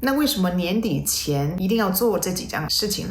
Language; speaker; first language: Chinese; native; Chinese